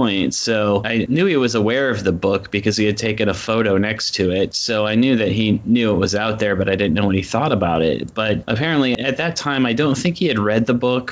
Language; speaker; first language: English; native; English